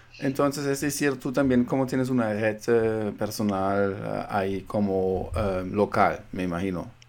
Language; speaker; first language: Spanish; non-native, fluent; German